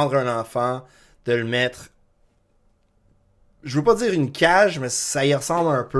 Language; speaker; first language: French; non-native, local second language; English